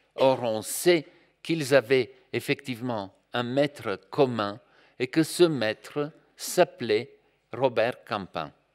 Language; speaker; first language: French; non-native, fluent; Bulgarian